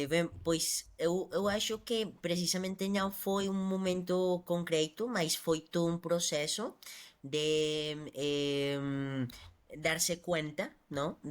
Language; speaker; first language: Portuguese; non-native, learner; Spanish